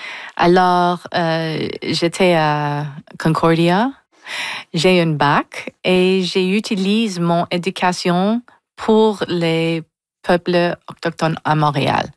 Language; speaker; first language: French; non-native, local second language; English